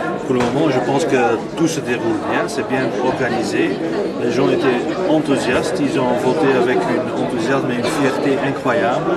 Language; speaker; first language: French; non-native, local second language; Dutch